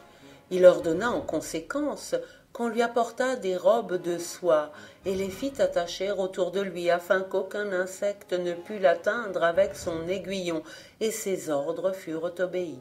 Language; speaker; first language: French; native; French